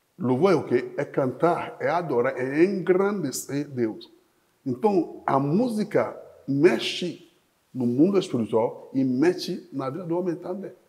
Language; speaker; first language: Portuguese; non-native, fluent; Yoruba